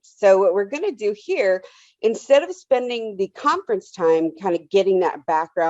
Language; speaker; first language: English; native; English